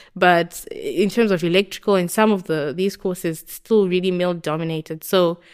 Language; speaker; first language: English; non-native, local second language; Shona